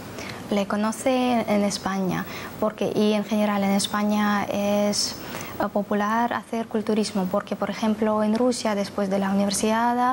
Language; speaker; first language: Spanish; non-native, fluent; Russian